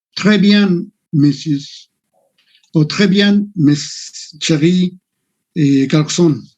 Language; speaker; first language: French; non-native, learner; Spanish